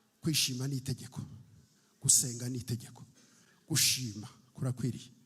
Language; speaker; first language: Kinyarwanda; early bilingual, heritage; Kinyarwanda